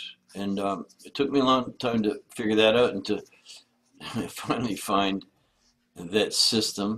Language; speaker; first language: English; native; English